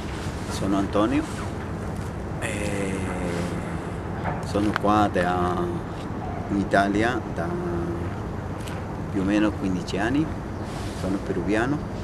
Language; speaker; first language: Italian; non-native, learner; Spanish